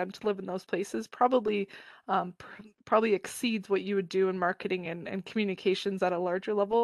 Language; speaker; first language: English; native; English